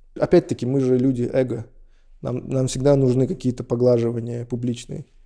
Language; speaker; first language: Russian; non-native, local second language; Uzbek